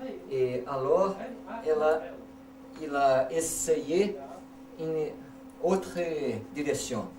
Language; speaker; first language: French; non-native, learner; Portuguese